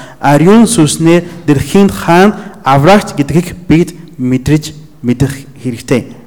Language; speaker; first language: Mongolian; non-native, fluent; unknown